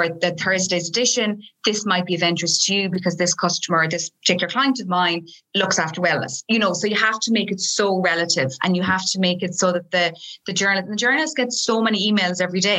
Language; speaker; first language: English; native; English